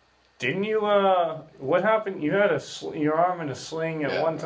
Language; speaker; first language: English; native; English